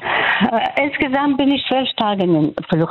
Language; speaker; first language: German; non-native, fluent; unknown